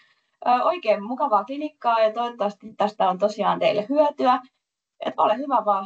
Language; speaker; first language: Finnish; native; Finnish